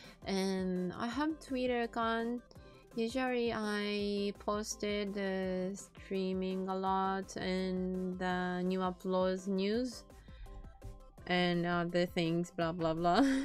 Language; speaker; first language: English; non-native, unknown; Japanese